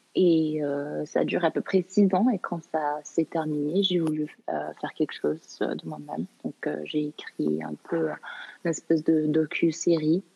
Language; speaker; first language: French; early bilingual, other home language; Arabic